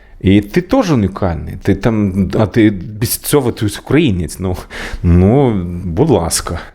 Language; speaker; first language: Ukrainian; non-native, learner; Swedish